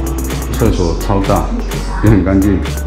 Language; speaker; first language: Chinese; native; Chinese